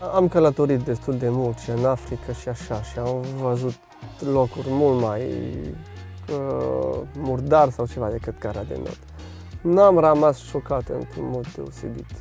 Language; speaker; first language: Romanian; non-native, fluent; French